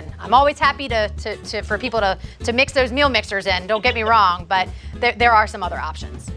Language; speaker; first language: English; native; English